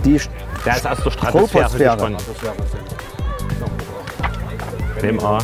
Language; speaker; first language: German; native; German